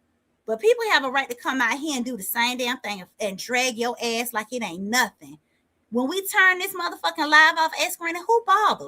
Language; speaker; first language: English; native; English